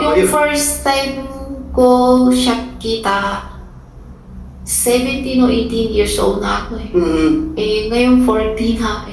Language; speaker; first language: Filipino; non-native, learner; Chinese